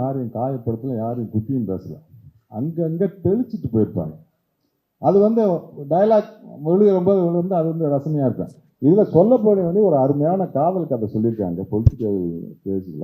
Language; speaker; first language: Tamil; native; Tamil